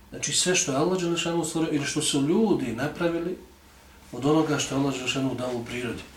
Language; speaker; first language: Bosnian; native; Bosnian